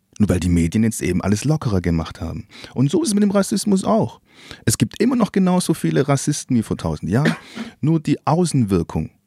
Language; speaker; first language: German; native; German